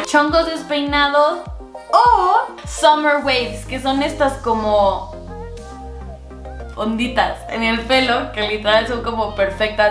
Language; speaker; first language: Spanish; native; Spanish